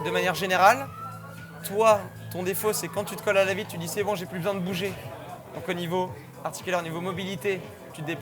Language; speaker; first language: French; native; French